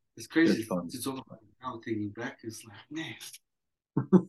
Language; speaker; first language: English; early bilingual, other home language; Samoan